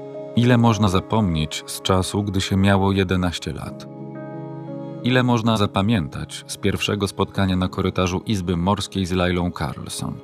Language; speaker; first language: Polish; native; Polish